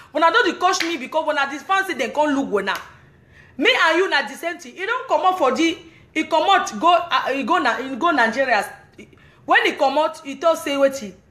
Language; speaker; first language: English; non-native, local second language; French